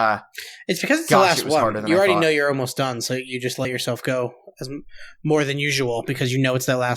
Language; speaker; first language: English; native; English